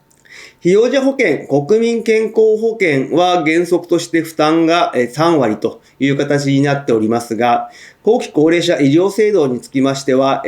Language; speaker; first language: Japanese; native; Japanese